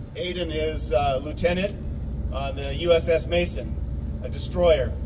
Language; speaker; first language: English; native; English